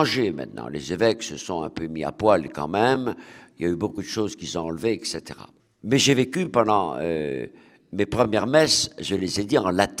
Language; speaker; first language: French; native; French